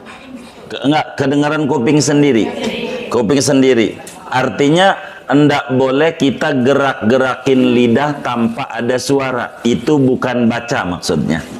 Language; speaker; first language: Indonesian; native; Indonesian